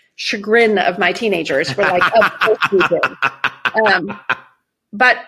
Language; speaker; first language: English; early bilingual, other home language; Persian